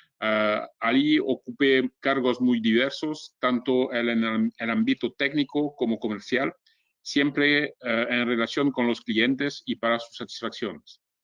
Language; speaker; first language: Spanish; non-native, fluent; French